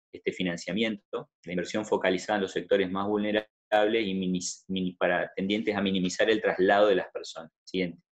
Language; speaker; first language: Spanish; native; Spanish